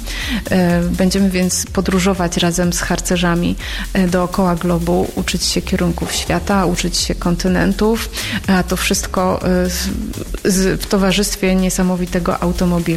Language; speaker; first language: Polish; native; Polish